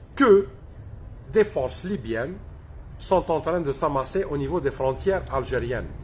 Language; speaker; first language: French; non-native, local second language; Arabic